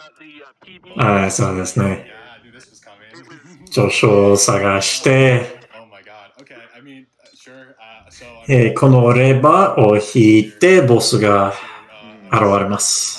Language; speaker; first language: Japanese; non-native, learner; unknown